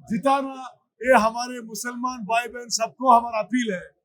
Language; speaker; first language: Hindi; non-native, local second language; Telugu